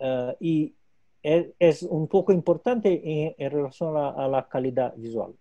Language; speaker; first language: Spanish; non-native, local second language; Portuguese